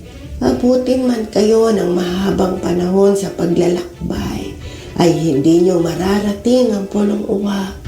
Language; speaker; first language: Filipino; native; Filipino